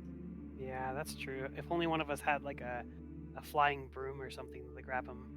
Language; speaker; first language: English; native; English